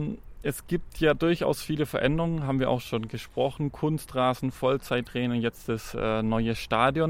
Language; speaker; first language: German; native; German